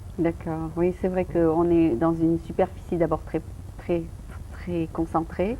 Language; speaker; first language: French; native; French